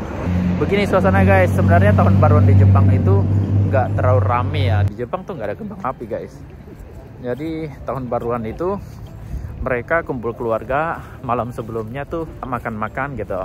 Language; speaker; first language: Indonesian; native; Indonesian